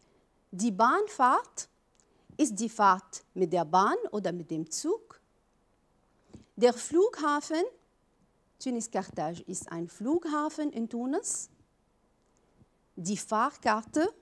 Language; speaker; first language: German; non-native, fluent; Arabic